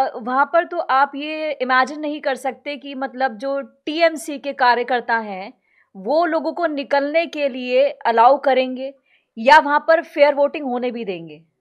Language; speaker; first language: Hindi; native; Hindi